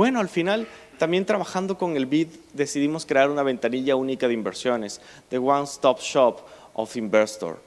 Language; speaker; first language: Spanish; native; Spanish